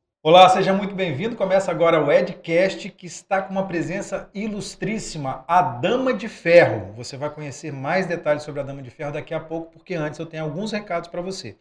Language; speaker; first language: Portuguese; native; Portuguese